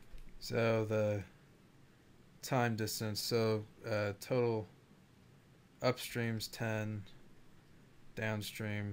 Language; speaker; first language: English; native; English